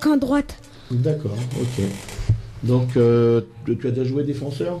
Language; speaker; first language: French; native; French